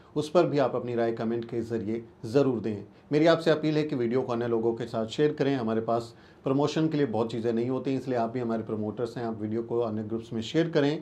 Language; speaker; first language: Hindi; native; Hindi